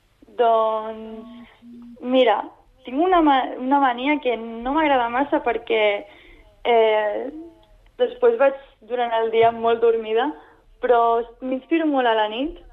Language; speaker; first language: Catalan; non-native, local second language; Spanish